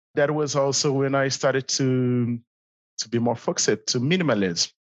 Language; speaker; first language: English; non-native, fluent; Portuguese